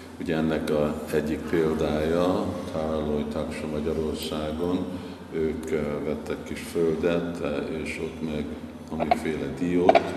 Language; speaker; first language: Hungarian; non-native, fluent; English